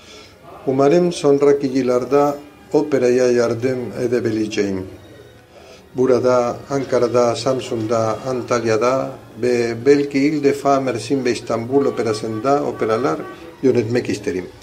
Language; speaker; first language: Turkish; non-native, fluent; Spanish